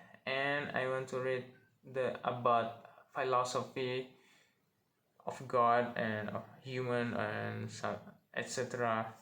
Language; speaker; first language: English; non-native, learner; Indonesian